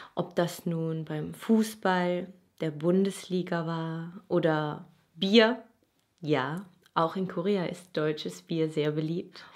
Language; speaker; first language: German; native; German